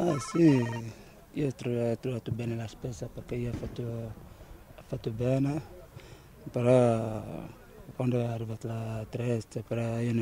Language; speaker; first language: Italian; non-native, learner; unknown